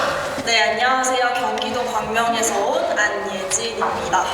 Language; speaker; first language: Korean; native; Korean